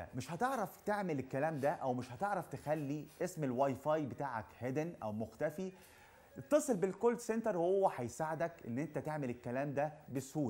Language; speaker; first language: Arabic; native; Arabic